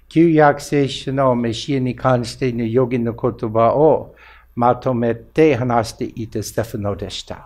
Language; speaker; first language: Japanese; non-native, fluent; English